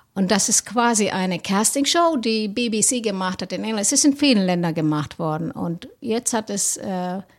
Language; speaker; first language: German; non-native, fluent; Finnish